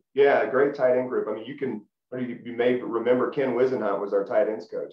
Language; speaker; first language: English; native; English